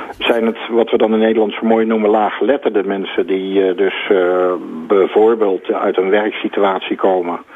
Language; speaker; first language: Dutch; native; Dutch